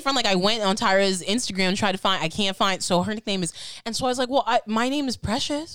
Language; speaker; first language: English; native; English